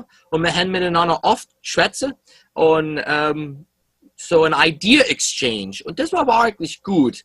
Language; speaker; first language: German; early bilingual, heritage; English